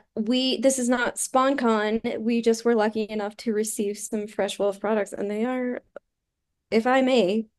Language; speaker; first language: English; native; English